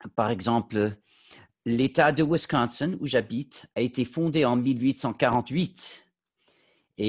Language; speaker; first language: French; non-native, fluent; English